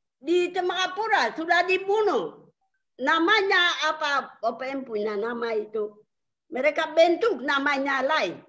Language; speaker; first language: Indonesian; non-native, local second language; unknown